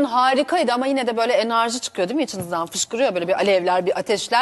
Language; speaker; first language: Turkish; native; Turkish